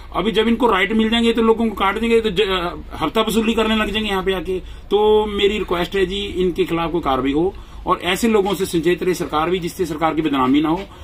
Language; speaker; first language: Hindi; non-native, local second language; Punjabi